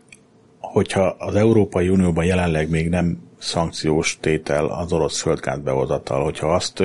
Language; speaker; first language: Hungarian; native; Hungarian